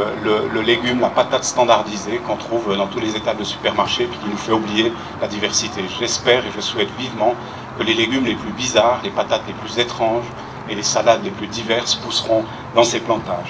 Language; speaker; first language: French; native; French